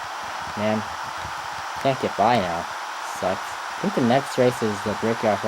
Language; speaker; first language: English; native; English